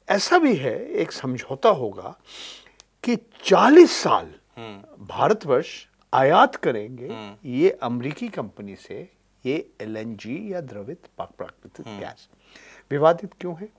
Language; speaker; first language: Hindi; native; Hindi